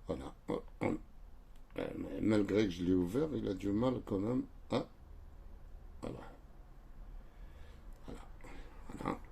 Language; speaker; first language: French; non-native, local second language; Arabic